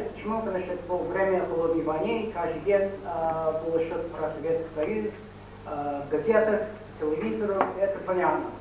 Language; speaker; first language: Russian; non-native, fluent; English